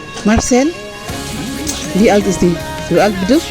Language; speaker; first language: German; non-native, learner; Filipino